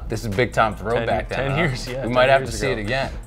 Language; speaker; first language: English; native; English